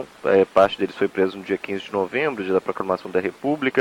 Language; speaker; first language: Portuguese; native; Portuguese